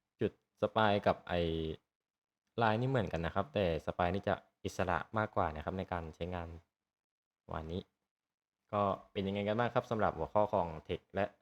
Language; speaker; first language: Thai; native; Thai